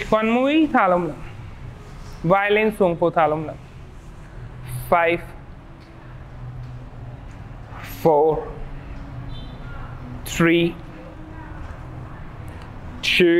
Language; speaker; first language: Vietnamese; non-native, learner; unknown